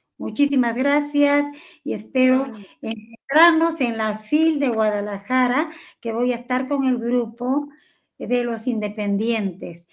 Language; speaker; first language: Spanish; native; Spanish